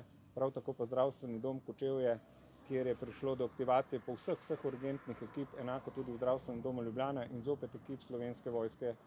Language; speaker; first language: Slovenian; native; Slovenian